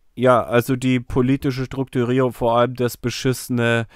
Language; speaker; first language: German; native; German